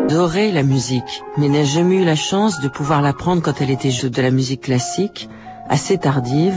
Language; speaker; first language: French; native; French